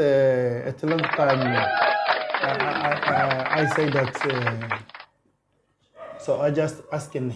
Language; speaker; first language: English; non-native, learner; Portuguese